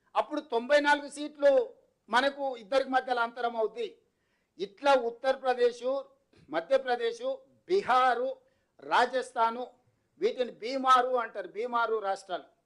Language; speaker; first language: Telugu; native; Telugu